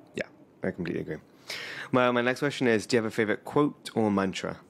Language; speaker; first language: English; native; English